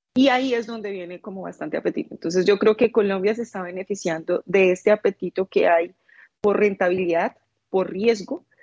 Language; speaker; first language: Spanish; native; Spanish